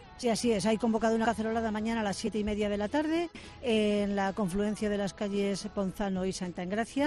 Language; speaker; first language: Spanish; native; Spanish